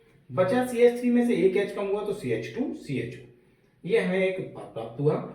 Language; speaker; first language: Hindi; native; Hindi